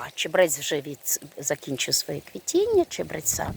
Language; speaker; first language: Ukrainian; native; Ukrainian